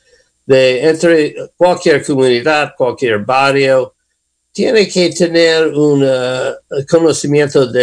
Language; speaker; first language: Spanish; non-native, learner; English